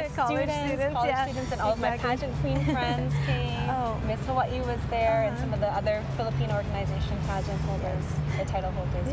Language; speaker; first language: English; early bilingual, other home language; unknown